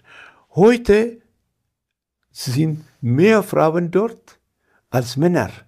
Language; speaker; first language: German; non-native, fluent; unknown